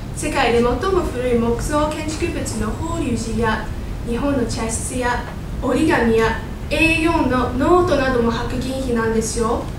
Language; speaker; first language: Japanese; non-native, fluent; English